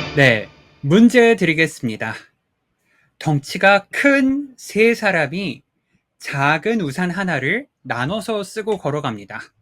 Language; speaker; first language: Korean; native; Korean